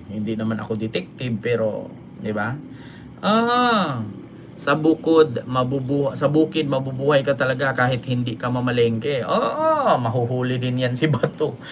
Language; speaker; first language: Filipino; non-native, local second language; Cebuano